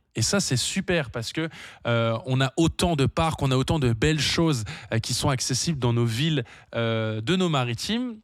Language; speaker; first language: French; native; French